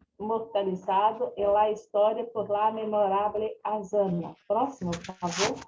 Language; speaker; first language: Spanish; non-native, learner; Portuguese